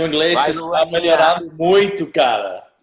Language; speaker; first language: Portuguese; non-native, learner; English